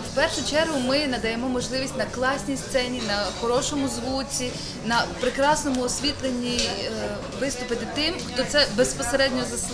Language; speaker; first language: Ukrainian; native; Ukrainian